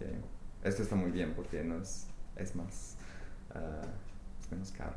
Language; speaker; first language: Spanish; non-native, fluent; English